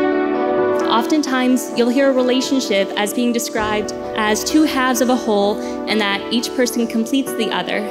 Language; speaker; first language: English; native; English